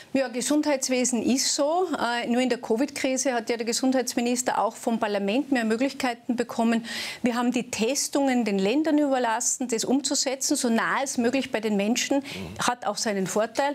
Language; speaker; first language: German; native; German